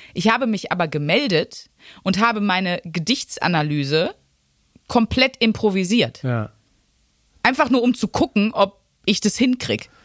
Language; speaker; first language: German; native; German